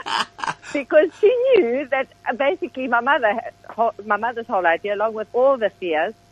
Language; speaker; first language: English; native; English